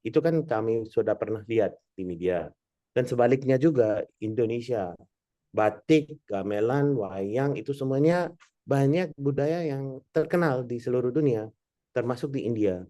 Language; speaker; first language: Indonesian; non-native, fluent; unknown